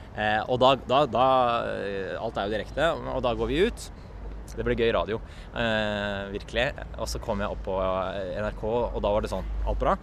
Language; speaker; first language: Norwegian; native; Norwegian